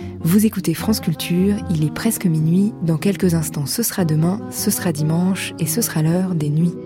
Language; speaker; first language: French; native; French